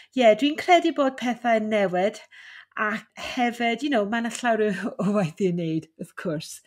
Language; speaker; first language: Welsh; non-native, fluent; English